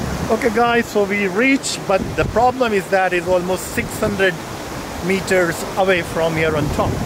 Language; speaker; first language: English; non-native, local second language; Urdu